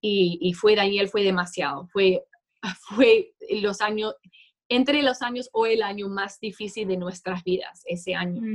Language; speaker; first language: Spanish; non-native, fluent; English